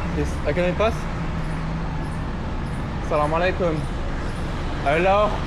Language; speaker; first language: English; non-native, learner; French